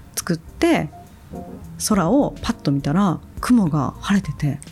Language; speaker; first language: Japanese; native; Japanese